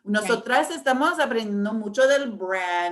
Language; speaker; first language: Spanish; early bilingual, heritage; English